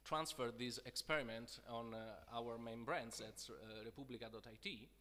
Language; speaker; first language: English; non-native, fluent; Italian